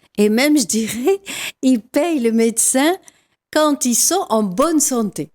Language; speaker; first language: French; non-native, local second language; Arabic